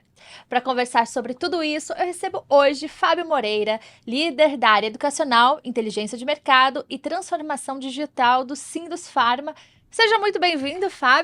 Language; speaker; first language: Portuguese; native; Portuguese